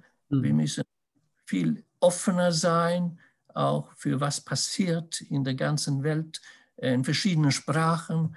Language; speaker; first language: German; non-native, fluent; Swedish